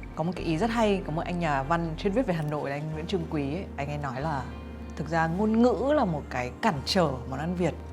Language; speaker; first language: Vietnamese; native; Vietnamese